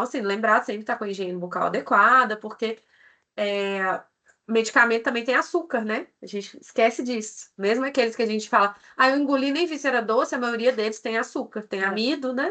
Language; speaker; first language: Portuguese; native; Portuguese